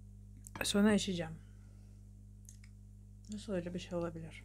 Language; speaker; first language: Turkish; non-native, learner; Russian